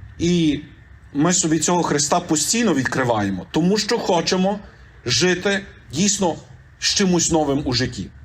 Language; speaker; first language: Ukrainian; native; Ukrainian